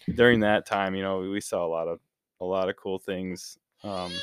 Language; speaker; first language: English; native; English